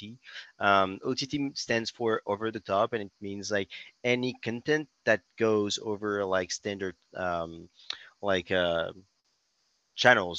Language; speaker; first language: English; non-native, fluent; French